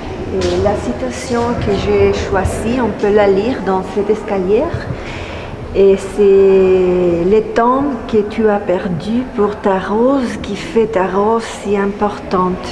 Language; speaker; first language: French; non-native, learner; Spanish